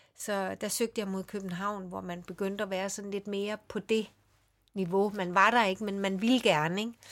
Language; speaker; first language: Danish; early bilingual, other home language; Swedish